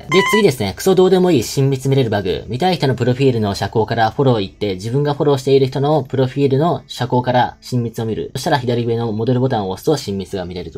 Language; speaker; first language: Japanese; native; Japanese